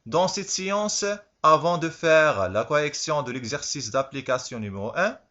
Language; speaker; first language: French; non-native, local second language; Arabic